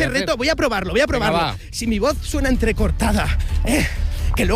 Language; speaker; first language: Spanish; native; Spanish